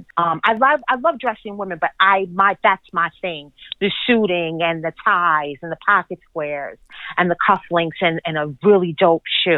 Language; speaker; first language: English; native; English